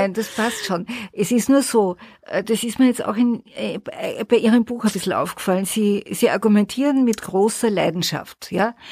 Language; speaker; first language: German; native; German